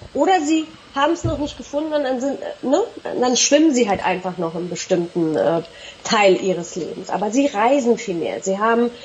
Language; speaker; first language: German; native; German